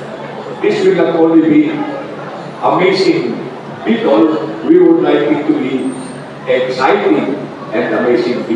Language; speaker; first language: English; non-native, local second language; Bikol